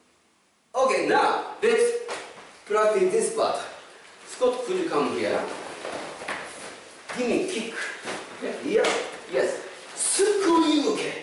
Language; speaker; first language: English; non-native, fluent; Japanese